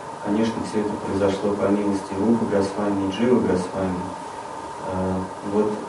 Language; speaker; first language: Russian; native; Russian